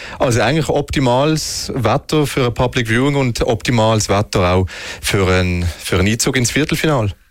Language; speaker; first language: German; native; German